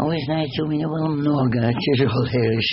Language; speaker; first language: Russian; non-native, fluent; English